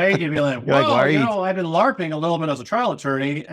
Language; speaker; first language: English; native; English